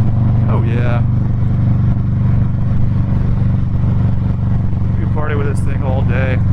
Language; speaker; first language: English; native; English